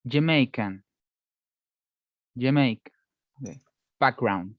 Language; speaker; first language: English; non-native, learner; Spanish